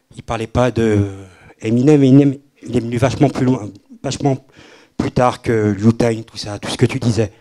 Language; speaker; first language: French; native; French